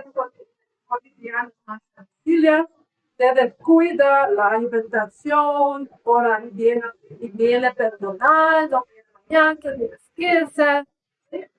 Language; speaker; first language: Spanish; non-native, learner; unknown